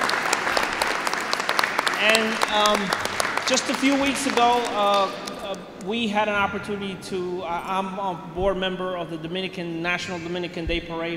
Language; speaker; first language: English; non-native, fluent; Spanish